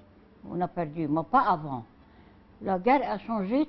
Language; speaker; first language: French; non-native, learner; Arabic